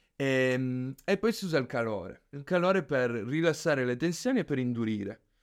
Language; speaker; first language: Italian; early bilingual, other home language; Spanish